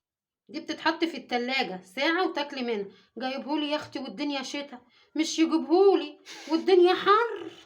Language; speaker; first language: Arabic; native; Arabic